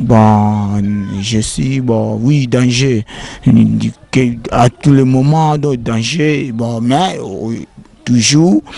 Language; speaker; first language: French; non-native, learner; Lingala